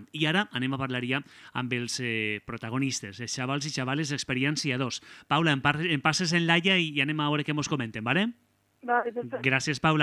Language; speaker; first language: Catalan; native; Catalan